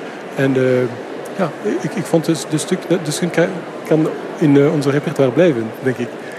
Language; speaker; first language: Dutch; non-native, fluent; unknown